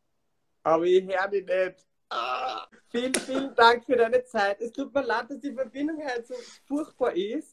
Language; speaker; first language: German; native; German